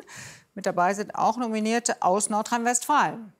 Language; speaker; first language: German; native; German